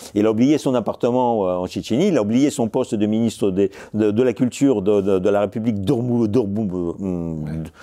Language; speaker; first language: French; non-native, fluent; Russian